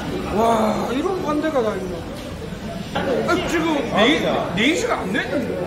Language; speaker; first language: Korean; native; Korean